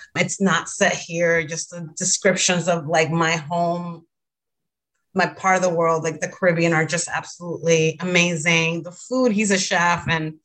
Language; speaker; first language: English; non-native, fluent; Spanish